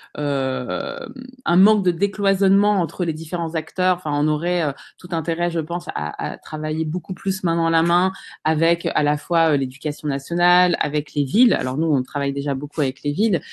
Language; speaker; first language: French; native; French